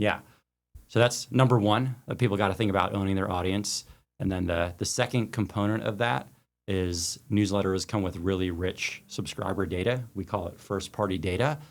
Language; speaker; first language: English; native; English